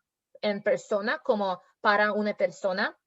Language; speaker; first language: Spanish; non-native, learner; English